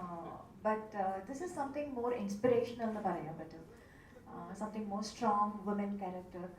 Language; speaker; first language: Malayalam; non-native, local second language; Tamil